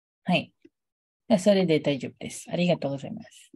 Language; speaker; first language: Japanese; non-native, fluent; Indonesian